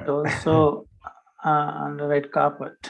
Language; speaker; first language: English; non-native, learner; Sinhala